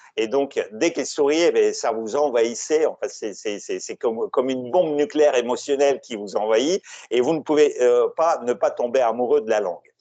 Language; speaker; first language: French; non-native, fluent; Russian